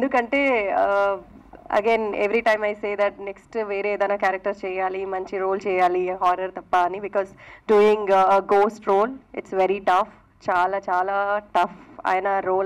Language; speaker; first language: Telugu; non-native, fluent; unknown